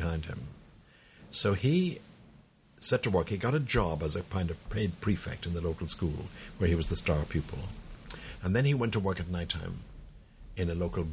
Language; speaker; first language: English; native; English